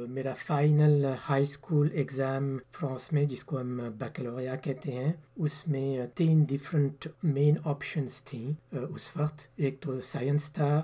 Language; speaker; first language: Urdu; early bilingual, heritage; Urdu